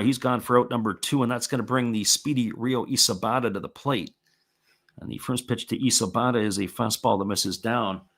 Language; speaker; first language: English; native; English